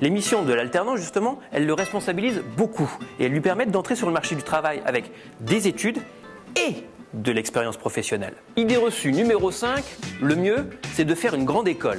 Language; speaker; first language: French; native; French